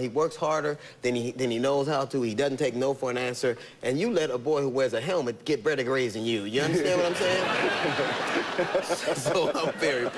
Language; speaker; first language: English; native; English